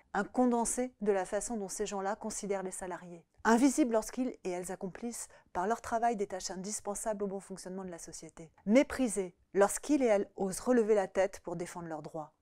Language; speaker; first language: French; native; French